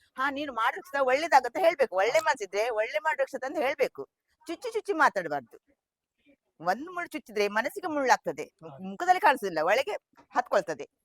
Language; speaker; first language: Kannada; non-native, local second language; Tulu